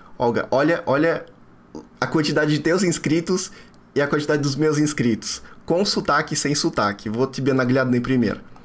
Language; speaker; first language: Portuguese; non-native, fluent; Russian